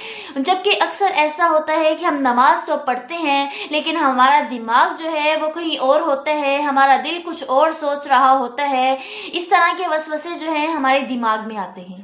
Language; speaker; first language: Urdu; native; Urdu